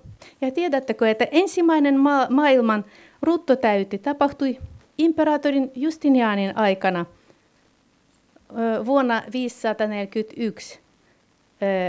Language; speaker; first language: Finnish; non-native, fluent; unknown